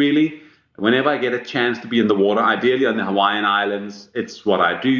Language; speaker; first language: English; non-native, fluent; Danish